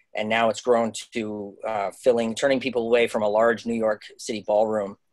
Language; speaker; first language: English; native; English